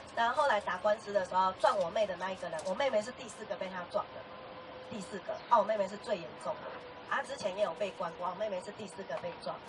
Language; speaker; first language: Chinese; native; Chinese